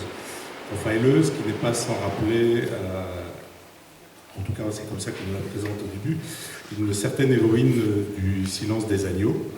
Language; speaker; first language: French; native; French